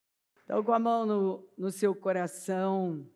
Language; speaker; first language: Portuguese; native; Portuguese